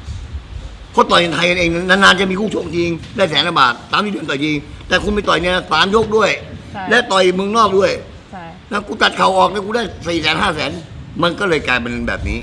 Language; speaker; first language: Thai; native; Thai